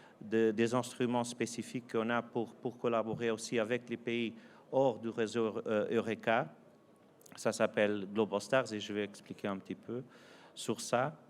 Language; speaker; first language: French; non-native, fluent; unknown